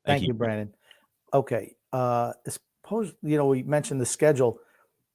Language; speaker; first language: English; native; English